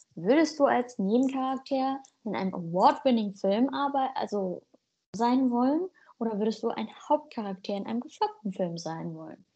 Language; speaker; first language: German; native; German